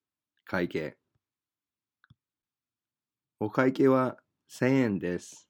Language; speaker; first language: Japanese; non-native, fluent; English